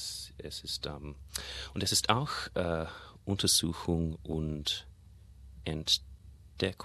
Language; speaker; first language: German; non-native, learner; English